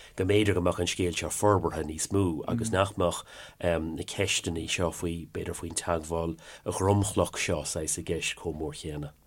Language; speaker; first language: Irish; non-native, local second language; English